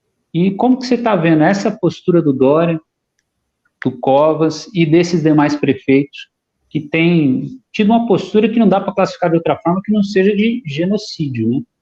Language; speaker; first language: Portuguese; native; Portuguese